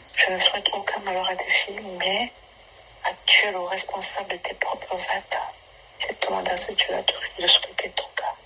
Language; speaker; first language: French; non-native, local second language; Basaa